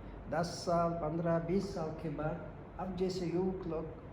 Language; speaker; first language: Hindi; non-native, fluent; Mongolian